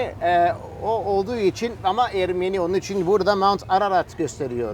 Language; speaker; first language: Turkish; early bilingual, heritage; Turkish